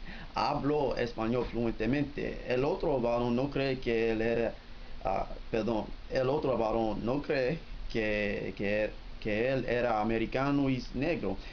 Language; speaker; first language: Spanish; non-native, learner; English